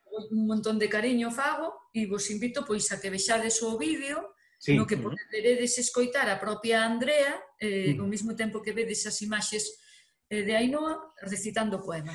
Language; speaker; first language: Galician; native; Galician